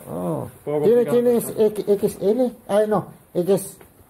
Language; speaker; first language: Spanish; non-native, learner; Filipino